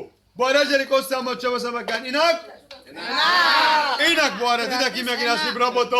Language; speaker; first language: Indonesian; non-native, learner; Arabic